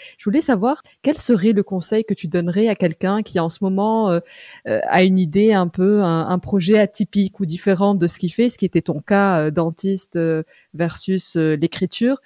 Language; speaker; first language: French; early bilingual, other home language; Arabic